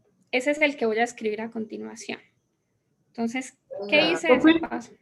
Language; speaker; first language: Spanish; native; Spanish